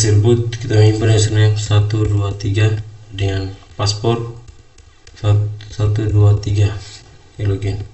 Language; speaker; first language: Indonesian; native; Indonesian